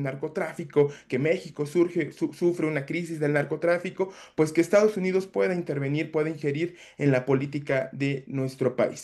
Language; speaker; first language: Spanish; native; Spanish